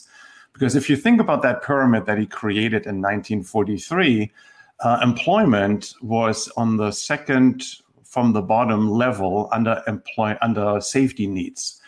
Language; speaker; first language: English; non-native, fluent; German